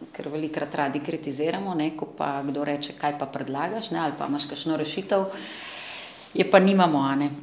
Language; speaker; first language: Slovenian; native; Slovenian